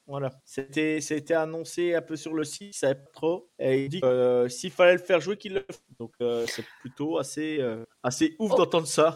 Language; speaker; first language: French; native; French